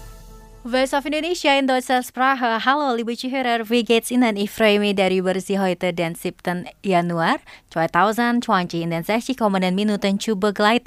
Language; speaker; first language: German; non-native, fluent; Indonesian